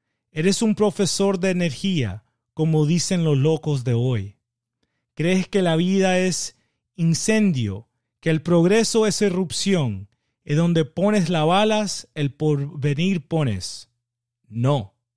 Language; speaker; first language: Spanish; native; Spanish